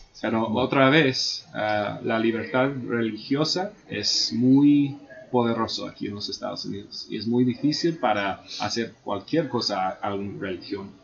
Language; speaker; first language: Spanish; non-native, fluent; English